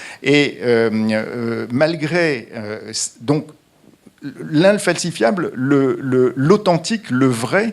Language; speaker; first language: French; native; French